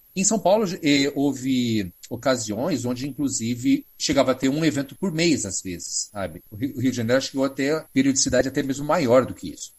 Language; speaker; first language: Portuguese; native; Portuguese